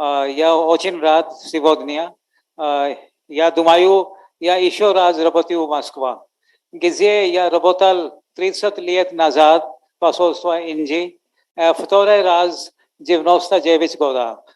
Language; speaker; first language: Russian; non-native, learner; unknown